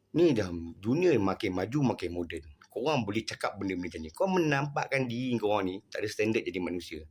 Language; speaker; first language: Malay; native; Malay